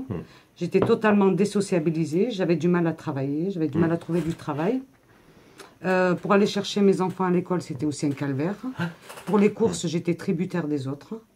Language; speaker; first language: French; native; French